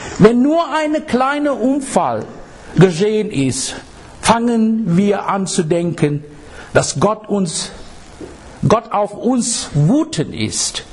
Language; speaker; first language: German; non-native, fluent; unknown